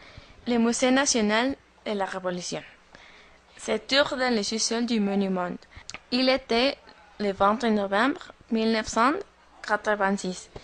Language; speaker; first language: French; non-native, learner; Spanish